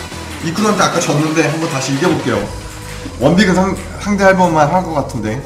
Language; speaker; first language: Korean; native; Korean